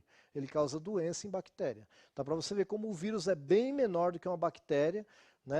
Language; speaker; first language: Portuguese; native; Portuguese